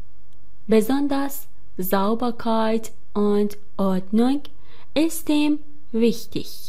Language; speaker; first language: German; non-native, fluent; Persian